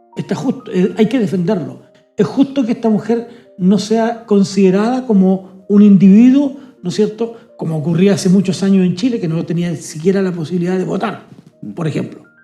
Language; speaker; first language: Spanish; native; Spanish